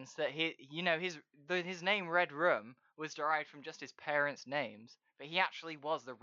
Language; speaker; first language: English; native; English